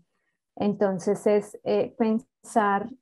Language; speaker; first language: Spanish; native; Spanish